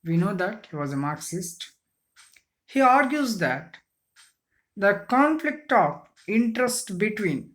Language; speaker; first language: English; non-native, local second language; Kannada